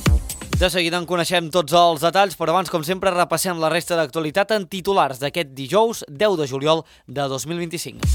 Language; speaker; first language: Catalan; native; Catalan